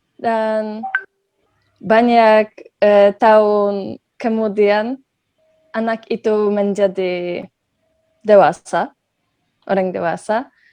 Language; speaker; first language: Indonesian; non-native, learner; Polish